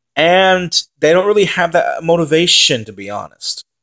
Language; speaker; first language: English; native; English